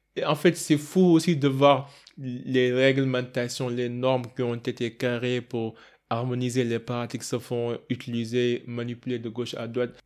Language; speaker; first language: French; non-native, local second language; Wolof